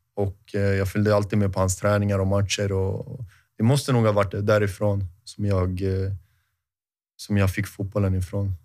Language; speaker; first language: Swedish; native; Swedish